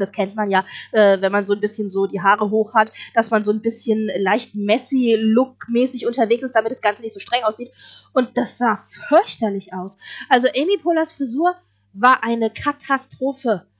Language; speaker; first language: German; native; German